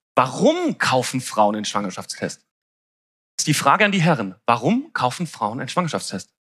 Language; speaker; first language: German; native; German